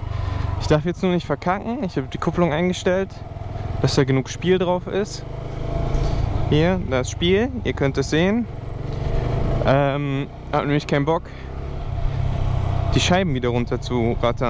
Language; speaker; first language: German; native; German